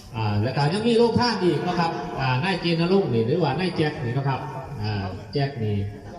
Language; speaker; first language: Thai; native; Thai